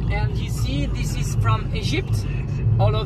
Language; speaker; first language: English; non-native, learner; French